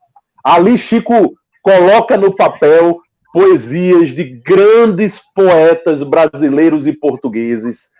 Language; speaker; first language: Portuguese; native; Portuguese